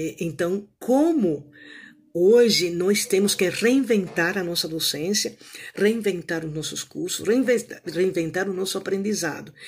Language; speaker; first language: Portuguese; native; Portuguese